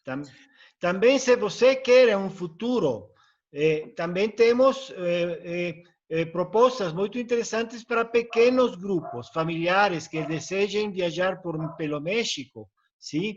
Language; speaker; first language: Portuguese; non-native, learner; Spanish